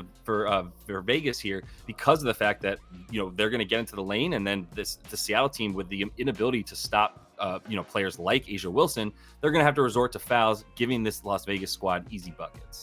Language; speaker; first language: English; native; English